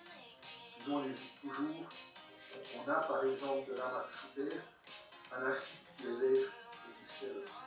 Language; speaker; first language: French; native; French